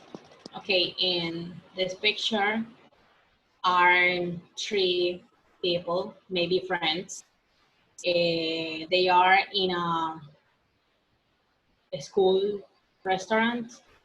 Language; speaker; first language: English; non-native, learner; Spanish